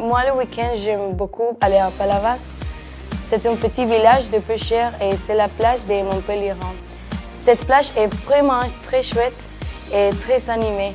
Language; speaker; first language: French; non-native, fluent; Spanish